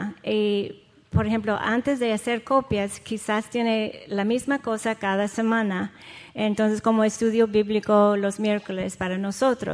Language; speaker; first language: Spanish; non-native, fluent; English